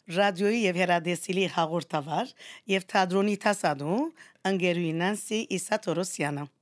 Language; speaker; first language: Armenian; early bilingual, heritage; Armenian